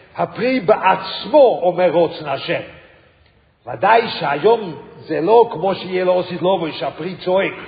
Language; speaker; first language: Hebrew; non-native, fluent; English